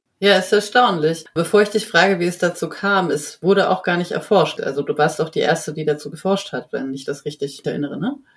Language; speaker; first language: German; native; German